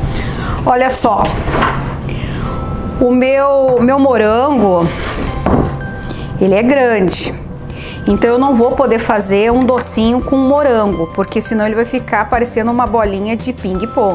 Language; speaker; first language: Portuguese; native; Portuguese